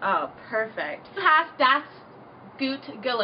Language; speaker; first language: German; non-native, learner; English